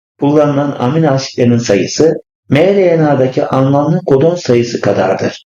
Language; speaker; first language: Turkish; native; Turkish